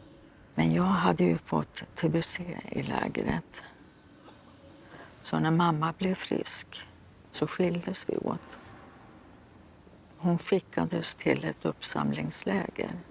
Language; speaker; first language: Swedish; early bilingual, other home language; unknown